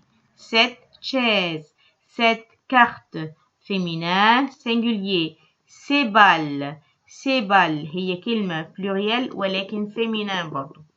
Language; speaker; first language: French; non-native, local second language; Arabic